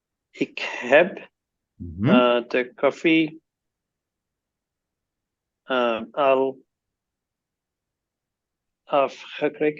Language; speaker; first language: Dutch; non-native, learner; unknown